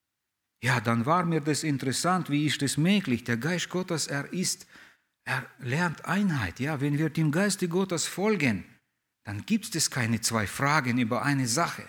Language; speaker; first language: German; non-native, fluent; Russian